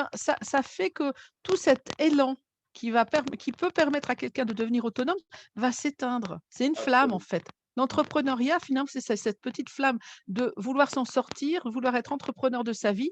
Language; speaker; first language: French; native; French